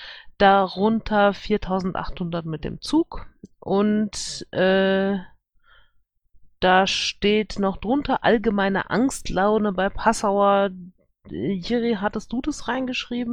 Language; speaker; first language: German; native; German